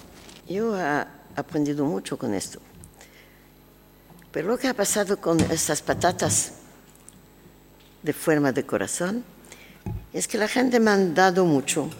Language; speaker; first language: Spanish; non-native, learner; French